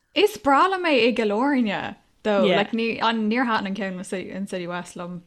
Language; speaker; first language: Irish; non-native, local second language; English